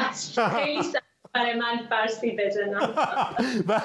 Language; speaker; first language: Persian; early bilingual, heritage; Hebrew